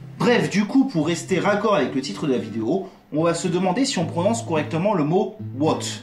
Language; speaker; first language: French; native; French